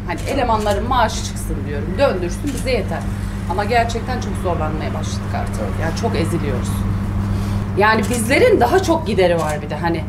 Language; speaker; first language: Turkish; native; Turkish